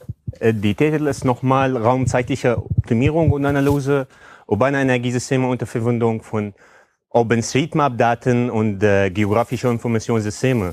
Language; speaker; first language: German; non-native, fluent; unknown